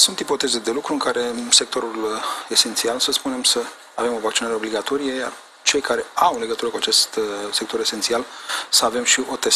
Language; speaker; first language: Romanian; native; Romanian